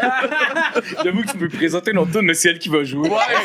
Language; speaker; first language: French; native; French